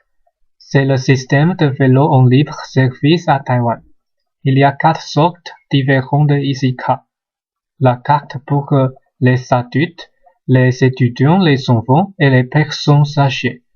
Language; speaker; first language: French; non-native, learner; Chinese